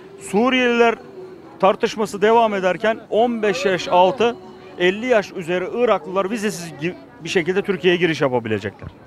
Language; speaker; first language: Turkish; native; Turkish